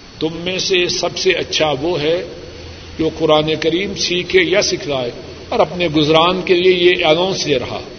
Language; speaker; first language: Urdu; non-native, local second language; Punjabi